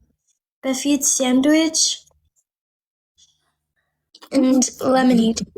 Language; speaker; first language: English; non-native, learner; Amharic